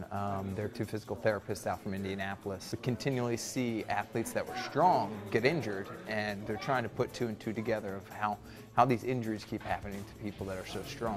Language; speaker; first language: English; native; English